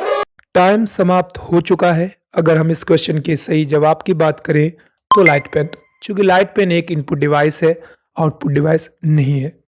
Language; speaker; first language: Hindi; native; Hindi